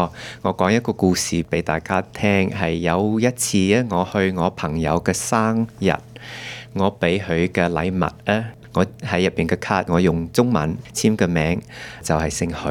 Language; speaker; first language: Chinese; early bilingual, heritage; Cantonese